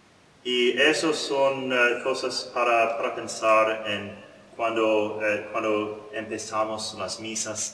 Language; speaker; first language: Spanish; non-native, learner; English